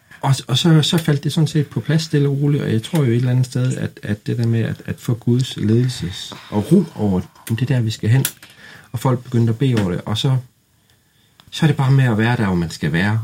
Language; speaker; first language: Danish; native; Danish